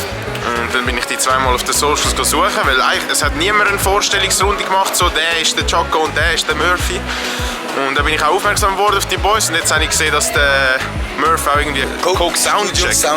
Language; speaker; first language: German; native; German